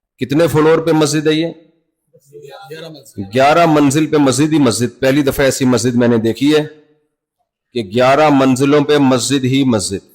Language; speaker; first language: Urdu; native; Urdu